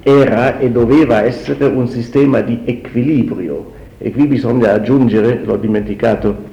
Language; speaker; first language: Italian; non-native, fluent; German